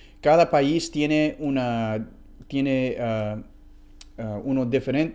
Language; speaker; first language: Spanish; non-native, fluent; English